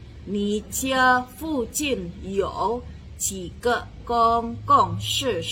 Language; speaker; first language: Chinese; non-native, learner; Indonesian